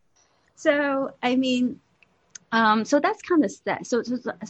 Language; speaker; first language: English; non-native, local second language; Cantonese